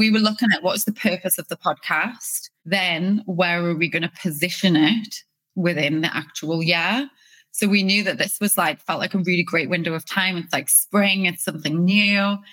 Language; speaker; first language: English; native; English